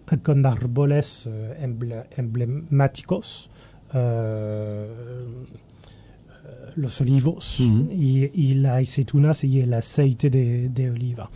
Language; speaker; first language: Spanish; non-native, learner; French